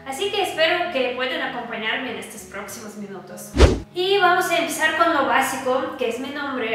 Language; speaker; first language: Spanish; non-native, fluent; Russian